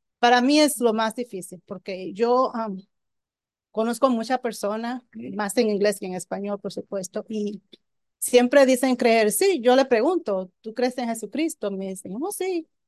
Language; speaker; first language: Spanish; early bilingual, heritage; Spanish